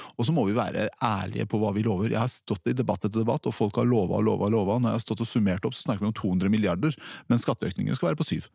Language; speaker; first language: Norwegian; early bilingual, other home language; Persian